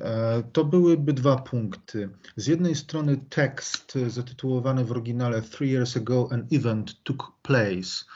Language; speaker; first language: Polish; native; Polish